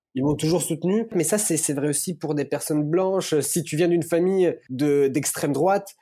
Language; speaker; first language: French; early bilingual, other home language; Italian